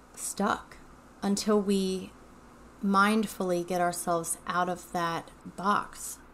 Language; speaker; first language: English; native; English